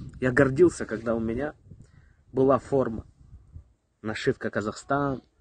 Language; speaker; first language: Russian; native; Russian